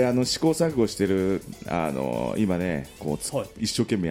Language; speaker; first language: Japanese; native; Japanese